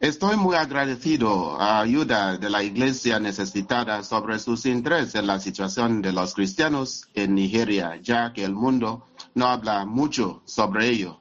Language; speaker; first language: Spanish; non-native, fluent; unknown